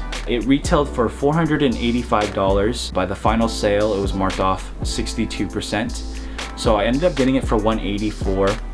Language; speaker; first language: English; native; English